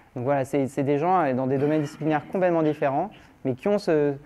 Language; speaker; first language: French; native; French